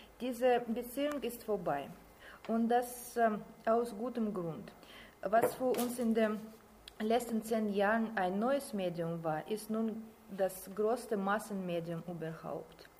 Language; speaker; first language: German; non-native, learner; Russian